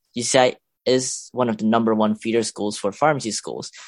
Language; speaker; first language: English; non-native, local second language; Cantonese